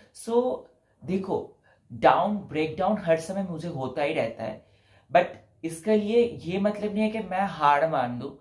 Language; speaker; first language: Hindi; non-native, local second language; Bangla